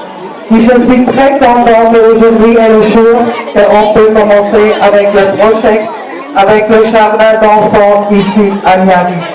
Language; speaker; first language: French; non-native, learner; German